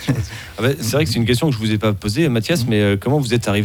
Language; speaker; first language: French; native; French